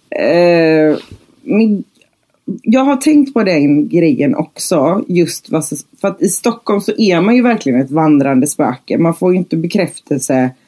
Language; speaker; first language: Swedish; native; Swedish